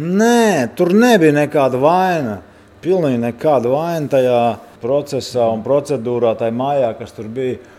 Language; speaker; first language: Latvian; native; Latvian